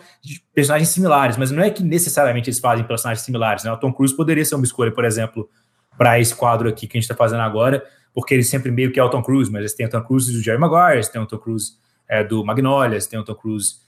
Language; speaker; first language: Portuguese; native; Portuguese